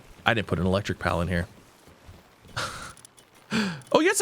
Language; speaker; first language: English; native; English